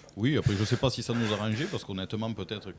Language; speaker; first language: French; native; French